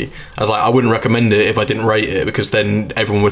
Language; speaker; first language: English; native; English